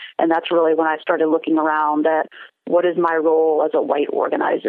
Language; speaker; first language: English; native; English